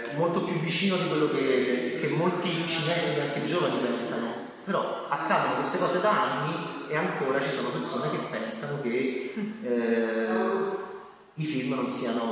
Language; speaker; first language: Italian; native; Italian